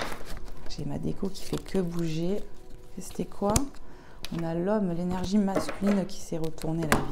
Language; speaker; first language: French; native; French